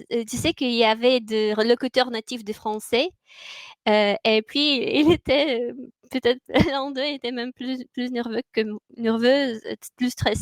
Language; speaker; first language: French; non-native, fluent; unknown